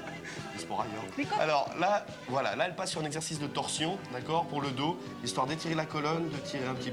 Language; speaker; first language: French; native; French